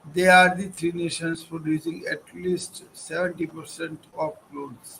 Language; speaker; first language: English; non-native, local second language; Gujarati